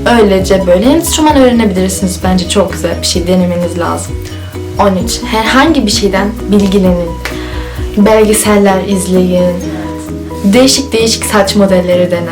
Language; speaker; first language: Turkish; early bilingual, heritage; Turkish